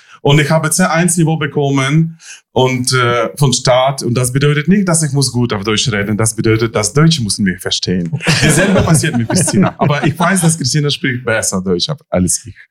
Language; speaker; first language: German; non-native, fluent; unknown